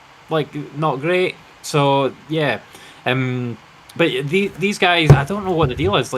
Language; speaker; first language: English; native; English